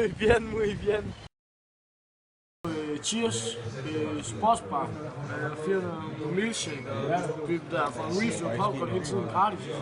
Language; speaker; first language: Danish; native; Danish